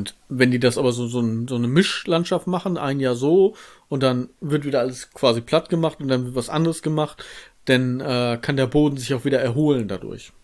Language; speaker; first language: German; native; German